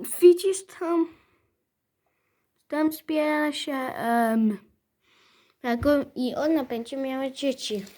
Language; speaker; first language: Polish; early bilingual, heritage; Polish